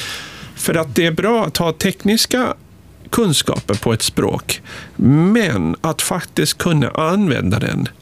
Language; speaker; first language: Swedish; non-native, fluent; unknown